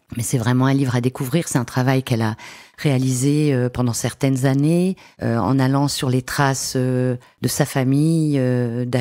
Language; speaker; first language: French; native; French